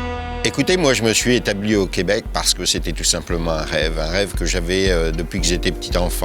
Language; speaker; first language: French; native; French